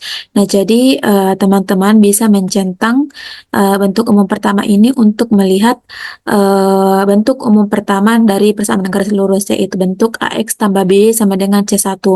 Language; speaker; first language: Indonesian; native; Indonesian